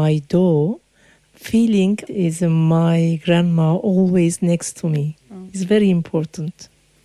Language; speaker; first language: English; non-native, fluent; Turkish